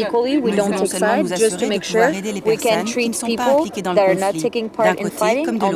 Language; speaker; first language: French; native; French